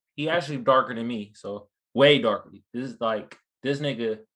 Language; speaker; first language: English; native; English